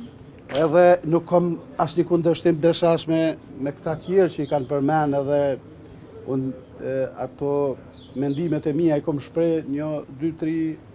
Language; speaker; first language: Albanian; native; Albanian